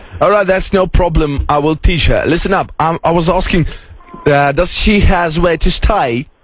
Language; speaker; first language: English; non-native, fluent; Lithuanian